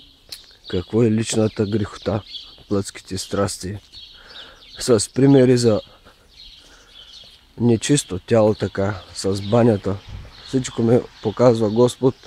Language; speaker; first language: Bulgarian; native; Bulgarian